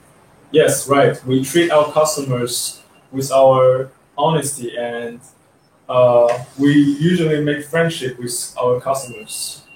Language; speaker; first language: English; non-native, learner; Chinese